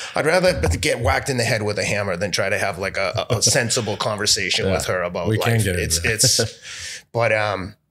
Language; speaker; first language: English; native; English